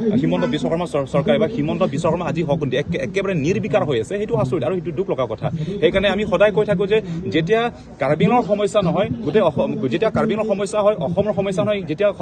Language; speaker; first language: Assamese; non-native, local second language; Karbi